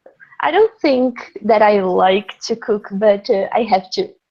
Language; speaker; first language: English; non-native, learner; Portuguese